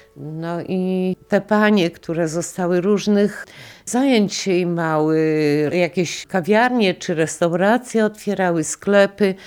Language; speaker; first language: Polish; native; Polish